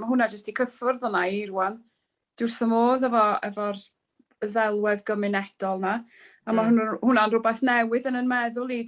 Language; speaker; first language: Welsh; native; Welsh